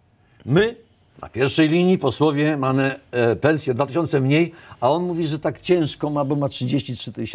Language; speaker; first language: Polish; native; Polish